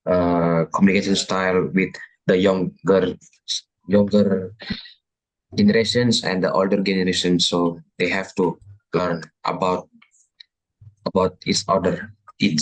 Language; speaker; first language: English; non-native, learner; Indonesian